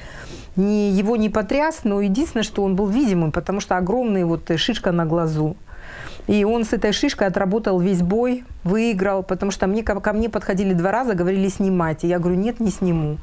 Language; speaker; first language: Russian; native; Russian